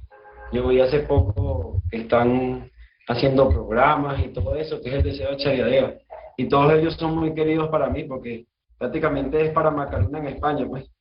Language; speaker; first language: Spanish; native; Spanish